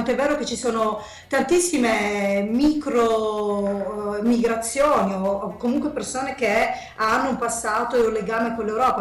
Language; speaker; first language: Italian; native; Italian